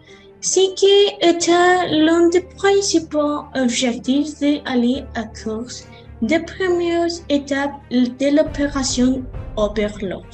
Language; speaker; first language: French; non-native, learner; Spanish